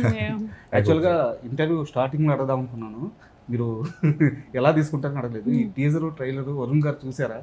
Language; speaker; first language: Telugu; native; Telugu